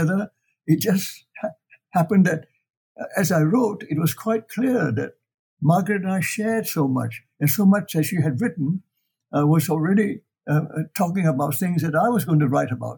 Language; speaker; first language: English; non-native, local second language; Chinese